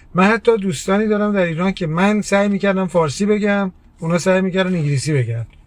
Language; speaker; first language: Persian; early bilingual, heritage; Persian